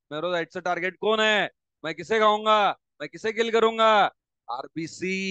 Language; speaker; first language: Hindi; non-native, local second language; Marathi